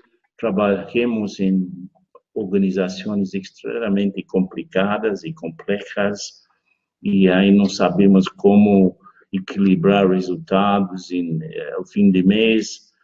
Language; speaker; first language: Spanish; non-native, fluent; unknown